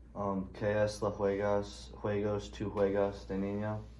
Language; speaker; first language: Spanish; non-native, learner; English